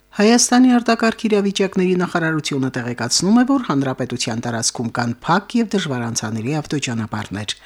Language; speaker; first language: Armenian; native; Armenian